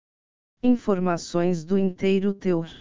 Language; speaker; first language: Portuguese; native; Portuguese